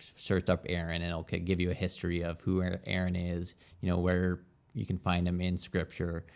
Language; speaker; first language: English; native; English